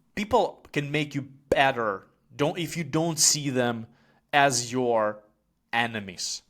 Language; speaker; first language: English; non-native, fluent; Ukrainian